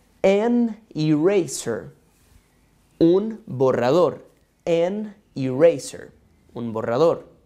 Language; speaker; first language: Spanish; non-native, fluent; Portuguese